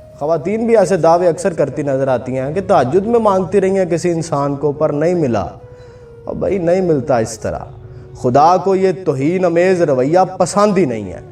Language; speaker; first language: Urdu; non-native, local second language; Punjabi